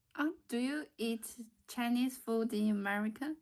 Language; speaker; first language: English; non-native, learner; Chinese